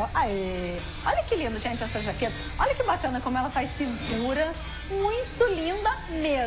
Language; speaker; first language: Portuguese; native; Portuguese